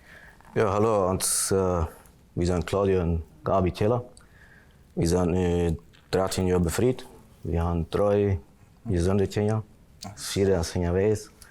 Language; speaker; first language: German; non-native, local second language; Plautdietsch